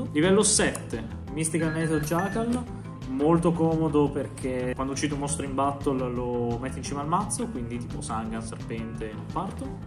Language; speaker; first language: Italian; native; Italian